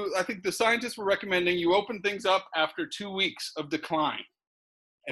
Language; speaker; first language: English; native; English